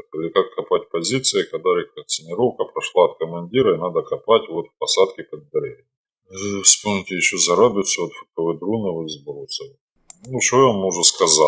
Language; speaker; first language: Russian; non-native, local second language; Ukrainian